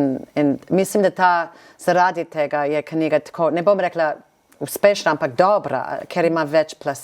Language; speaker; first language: Slovenian; non-native, fluent; English